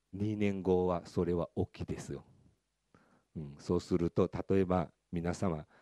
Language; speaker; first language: Japanese; non-native, fluent; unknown